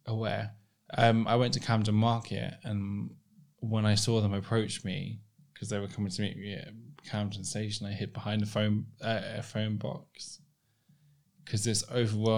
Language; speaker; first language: English; native; English